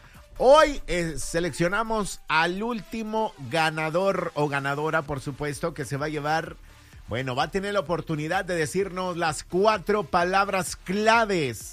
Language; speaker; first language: Spanish; native; Spanish